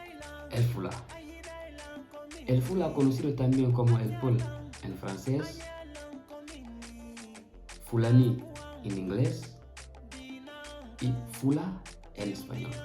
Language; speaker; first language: Spanish; non-native, fluent; Fula